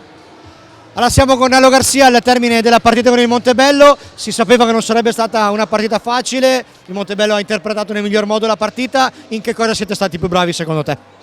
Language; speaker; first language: Italian; native; Italian